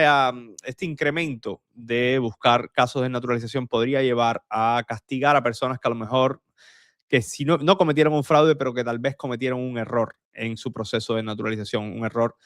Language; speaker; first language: Spanish; native; Spanish